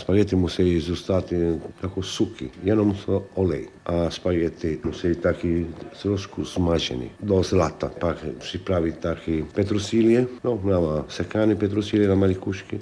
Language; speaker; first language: Czech; non-native, learner; Italian